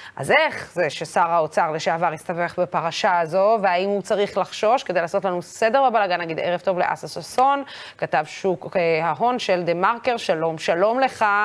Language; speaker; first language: Hebrew; non-native, local second language; Arabic